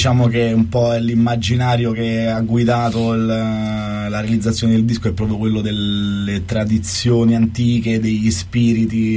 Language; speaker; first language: Italian; native; Italian